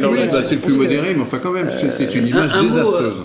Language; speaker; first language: French; native; French